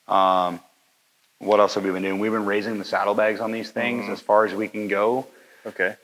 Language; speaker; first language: English; native; English